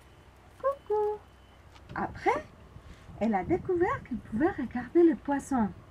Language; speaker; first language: French; non-native, fluent; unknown